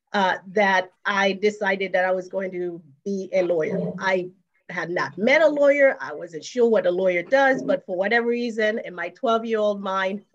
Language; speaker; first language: English; non-native, fluent; Haitian Creole